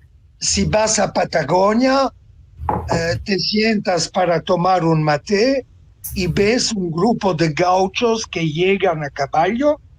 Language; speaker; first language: Spanish; non-native, fluent; Italian